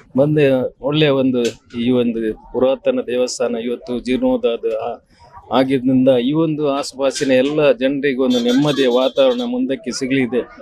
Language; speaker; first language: Kannada; native; Kannada